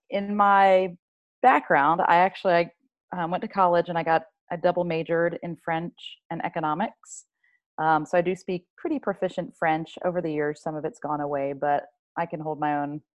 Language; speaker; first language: English; early bilingual, other home language; French